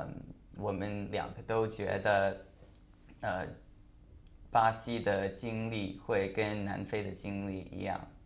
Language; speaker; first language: Chinese; non-native, learner; English